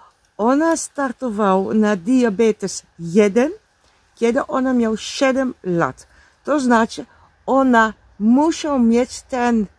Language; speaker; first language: Polish; non-native, learner; Dutch